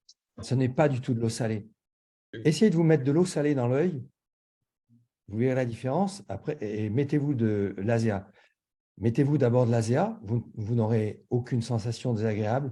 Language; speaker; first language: French; native; French